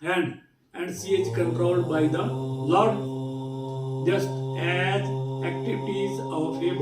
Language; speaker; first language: English; non-native, local second language; Punjabi